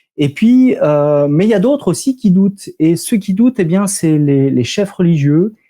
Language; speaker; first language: French; native; French